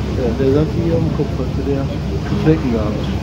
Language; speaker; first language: German; native; German